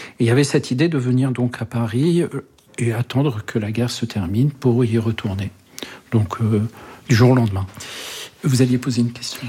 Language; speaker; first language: French; early bilingual, other home language; Arabic